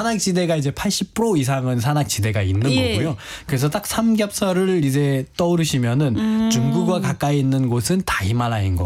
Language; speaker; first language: Korean; non-native, fluent; Nepali